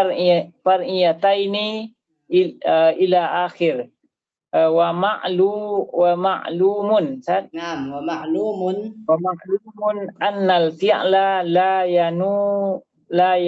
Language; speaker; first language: Arabic; non-native, learner; Indonesian